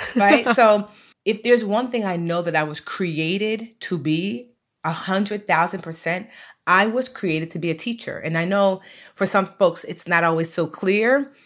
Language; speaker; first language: English; early bilingual, other home language; Yoruba